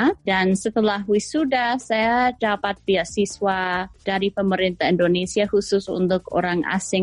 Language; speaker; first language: Indonesian; non-native, fluent; English